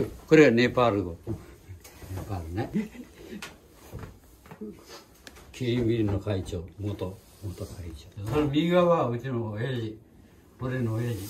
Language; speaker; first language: Japanese; native; Japanese